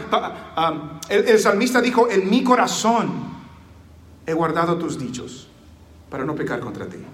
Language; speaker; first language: Spanish; early bilingual, heritage; Spanish